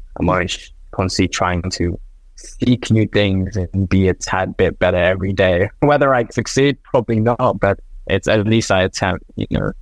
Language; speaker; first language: English; native; English